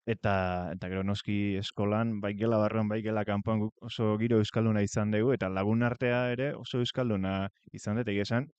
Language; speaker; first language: Basque; native; Basque